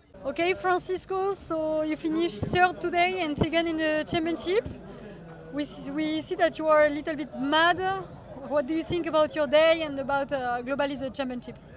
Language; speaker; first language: English; non-native, fluent; French